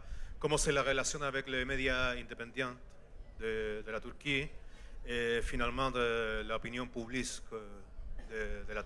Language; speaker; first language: French; non-native, learner; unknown